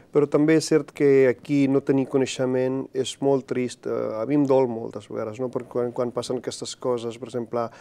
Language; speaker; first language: Catalan; non-native, fluent; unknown